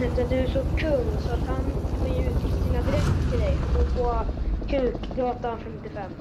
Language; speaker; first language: Swedish; early bilingual, other home language; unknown